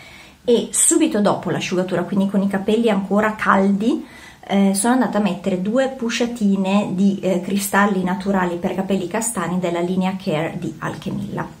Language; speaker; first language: Italian; native; Italian